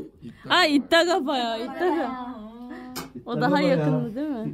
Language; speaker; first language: Korean; non-native, learner; Turkish